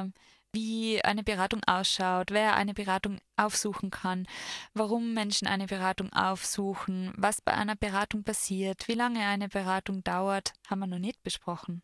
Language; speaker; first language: German; native; German